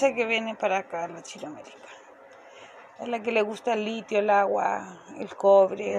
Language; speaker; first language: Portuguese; non-native, learner; Spanish